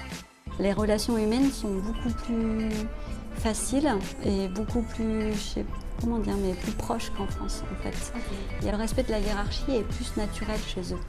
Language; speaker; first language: French; early bilingual, other home language; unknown